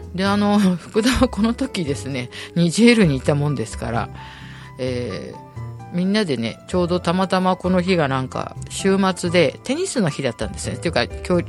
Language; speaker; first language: Japanese; native; Japanese